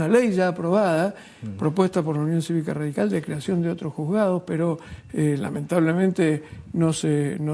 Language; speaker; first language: Spanish; native; Spanish